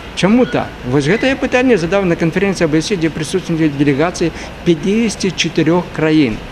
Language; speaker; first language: Belarusian; native; Belarusian